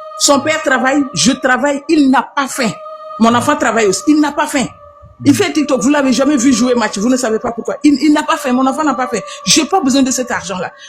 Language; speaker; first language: French; non-native, local second language; Wolof